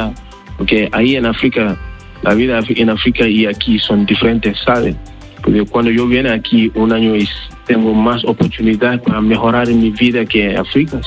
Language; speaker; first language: Spanish; non-native, learner; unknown